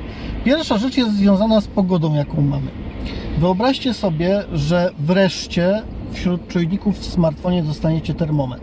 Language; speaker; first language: Polish; native; Polish